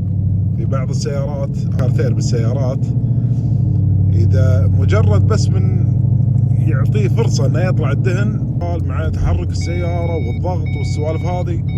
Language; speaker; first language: Arabic; native; Arabic